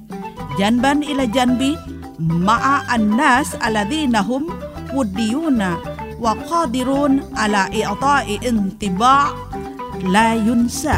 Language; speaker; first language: Arabic; non-native, fluent; Indonesian